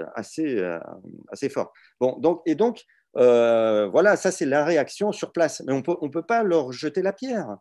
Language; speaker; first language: French; early bilingual, other home language; Russian